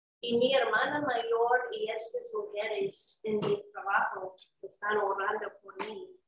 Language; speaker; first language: Spanish; non-native, learner; English